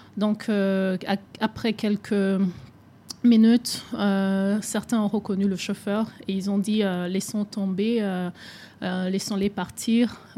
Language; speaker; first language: French; non-native, local second language; Rundi